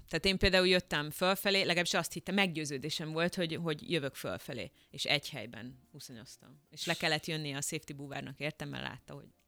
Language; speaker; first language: Hungarian; native; Hungarian